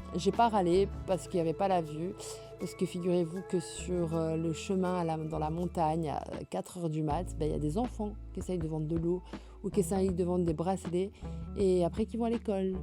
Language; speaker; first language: French; native; French